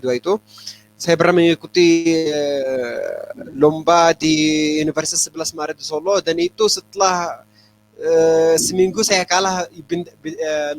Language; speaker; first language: Indonesian; non-native, fluent; Arabic